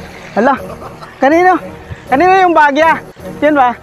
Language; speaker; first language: Filipino; non-native, local second language; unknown